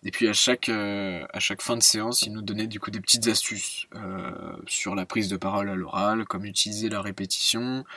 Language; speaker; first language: French; native; French